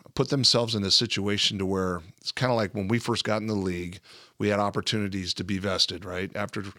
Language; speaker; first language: English; native; English